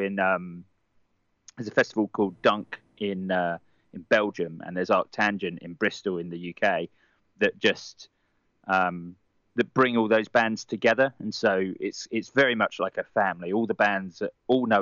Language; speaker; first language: English; native; English